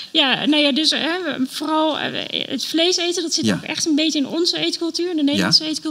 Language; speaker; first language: Dutch; native; Dutch